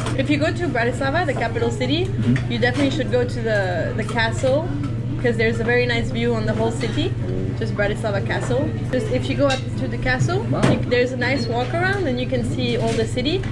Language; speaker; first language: English; non-native, fluent; Slovak